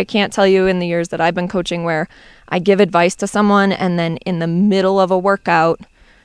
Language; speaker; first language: English; native; English